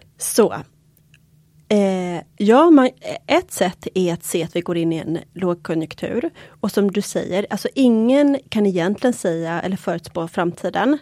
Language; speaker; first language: Swedish; early bilingual, other home language; Polish